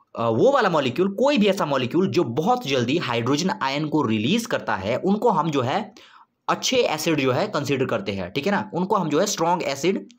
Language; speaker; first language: Hindi; native; Hindi